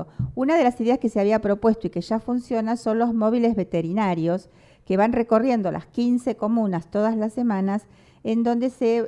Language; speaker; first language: Spanish; native; Spanish